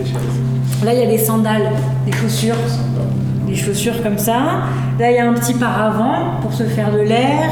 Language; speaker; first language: French; native; French